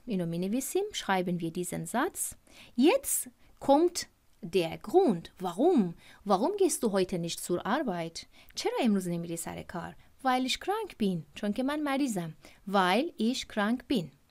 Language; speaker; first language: German; non-native, fluent; Persian